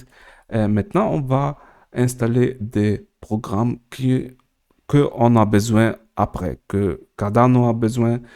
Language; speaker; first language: French; non-native, learner; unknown